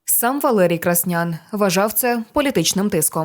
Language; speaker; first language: Ukrainian; native; Ukrainian